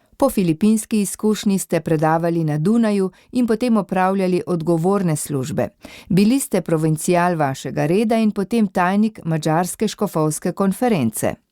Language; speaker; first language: Slovenian; native; Slovenian